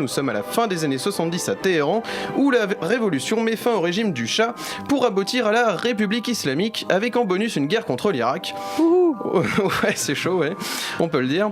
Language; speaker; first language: French; native; French